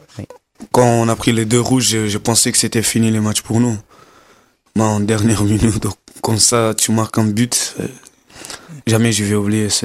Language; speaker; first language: French; non-native, learner; Kabuverdianu